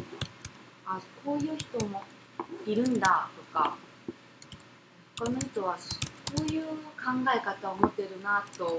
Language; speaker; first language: Japanese; non-native, fluent; Korean